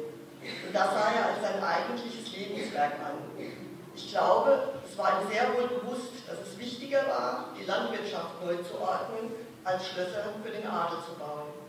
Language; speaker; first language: German; native; German